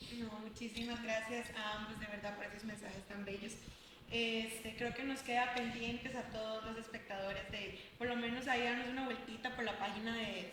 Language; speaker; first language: Spanish; native; Spanish